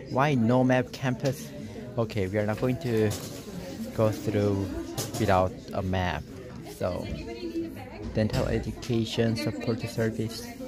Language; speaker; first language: English; non-native, fluent; Korean